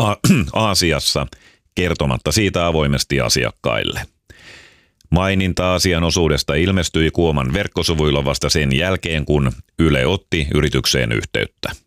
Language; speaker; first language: Finnish; native; Finnish